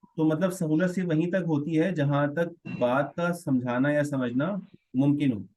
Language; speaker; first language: Urdu; native; Urdu